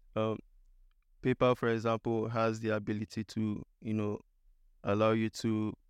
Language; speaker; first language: English; non-native, local second language; Igbo